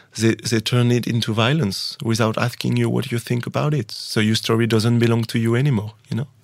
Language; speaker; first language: English; non-native, fluent; French